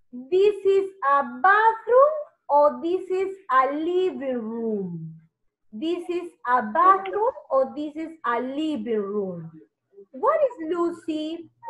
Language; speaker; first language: English; non-native, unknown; Spanish